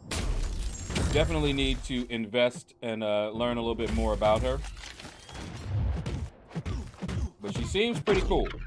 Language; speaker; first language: English; native; English